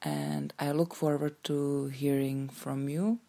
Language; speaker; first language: English; non-native, fluent; Czech